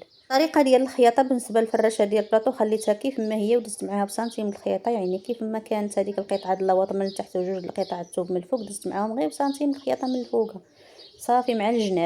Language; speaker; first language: Arabic; native; Arabic